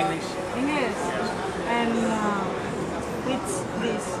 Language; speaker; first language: English; non-native, fluent; Spanish